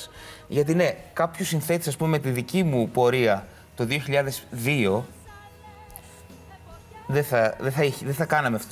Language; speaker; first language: Greek; native; Greek